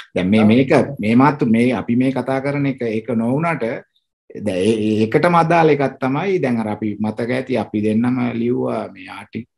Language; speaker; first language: Sinhala; native; Sinhala